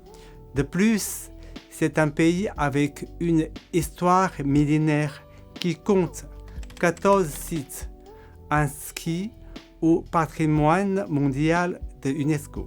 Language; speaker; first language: French; non-native, fluent; Korean